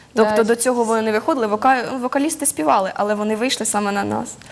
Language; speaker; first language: Ukrainian; native; Ukrainian